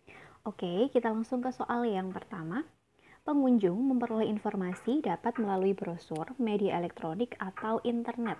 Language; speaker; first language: Indonesian; native; Indonesian